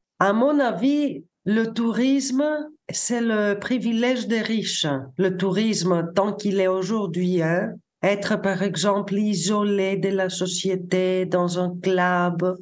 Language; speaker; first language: French; non-native, fluent; Greek